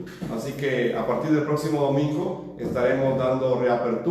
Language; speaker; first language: Spanish; native; Spanish